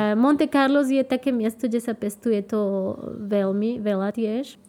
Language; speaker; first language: Slovak; non-native, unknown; Spanish